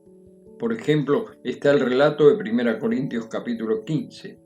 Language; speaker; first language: Spanish; native; Spanish